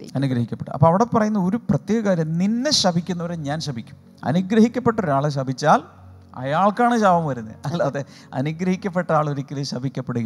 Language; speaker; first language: Malayalam; native; Malayalam